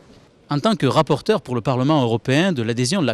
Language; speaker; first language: French; native; French